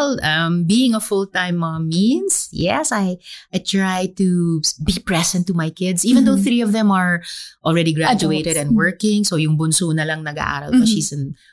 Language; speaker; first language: English; non-native, local second language; Filipino